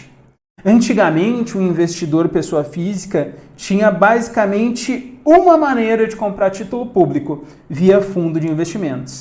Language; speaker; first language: Portuguese; native; Portuguese